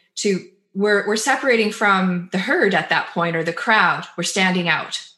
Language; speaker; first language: English; native; English